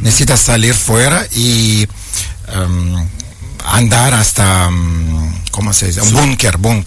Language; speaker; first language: Portuguese; non-native, learner; Ukrainian